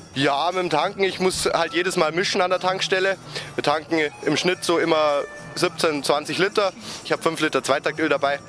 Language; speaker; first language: German; native; German